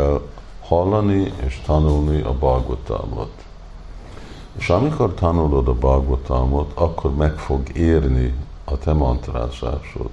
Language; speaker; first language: Hungarian; early bilingual, heritage; Hungarian